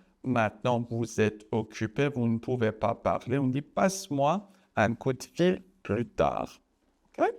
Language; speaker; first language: French; non-native, fluent; Persian